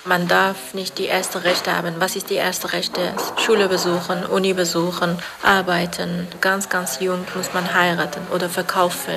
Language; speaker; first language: German; non-native, fluent; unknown